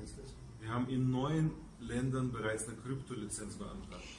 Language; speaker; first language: German; non-native, fluent; Russian